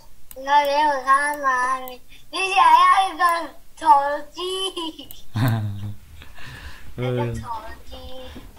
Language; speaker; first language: Chinese; early bilingual, heritage; Chinese